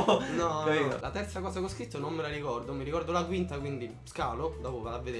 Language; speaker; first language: Italian; early bilingual, other home language; Polish